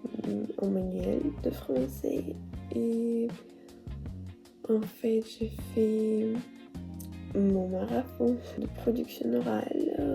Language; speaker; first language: French; non-native, learner; Russian